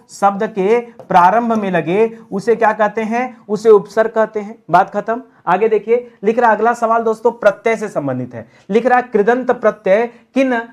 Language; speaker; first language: Hindi; native; Hindi